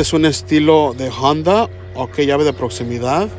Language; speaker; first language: Spanish; early bilingual, heritage; Spanish